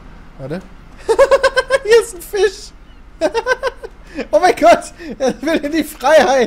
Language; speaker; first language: German; native; German